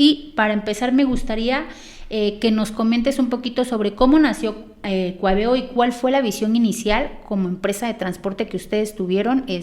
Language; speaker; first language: Spanish; native; Spanish